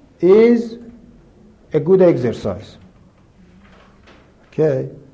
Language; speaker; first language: English; non-native, fluent; Persian